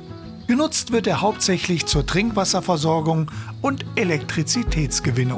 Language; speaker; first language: German; native; German